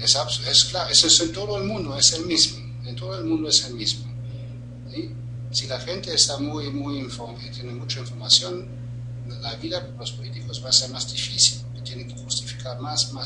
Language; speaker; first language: Spanish; non-native, fluent; German